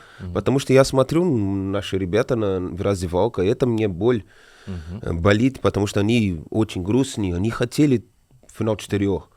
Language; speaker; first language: Russian; non-native, learner; Portuguese